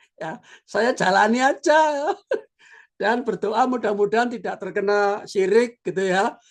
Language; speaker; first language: Indonesian; non-native, local second language; Javanese